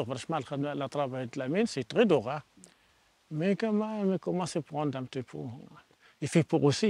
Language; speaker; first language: French; non-native, learner; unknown